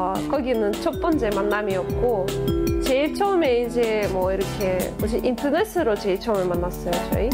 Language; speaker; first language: Korean; non-native, fluent; Russian